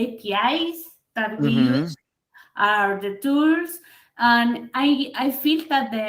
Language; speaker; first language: English; non-native, fluent; Spanish